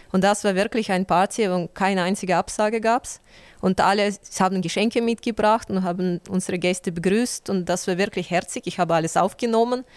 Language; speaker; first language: German; non-native, fluent; Ukrainian